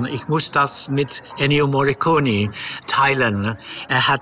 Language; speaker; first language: German; non-native, fluent; English